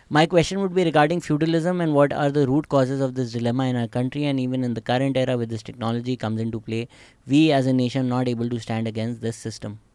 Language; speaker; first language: English; non-native, local second language; Urdu